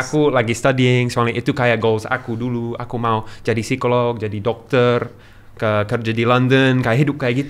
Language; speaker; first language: Indonesian; non-native, learner; English